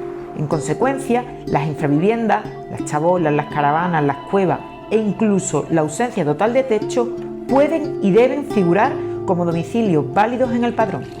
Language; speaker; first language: Spanish; native; Spanish